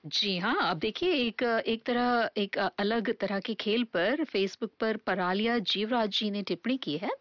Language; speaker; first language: Hindi; native; Hindi